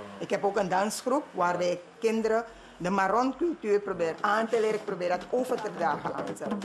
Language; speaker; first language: Dutch; non-native, local second language; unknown